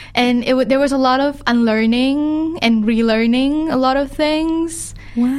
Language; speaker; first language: English; early bilingual, other home language; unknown